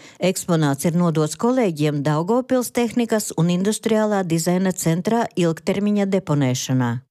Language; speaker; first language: Latvian; native; Latvian